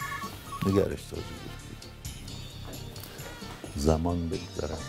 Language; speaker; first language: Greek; non-native, fluent; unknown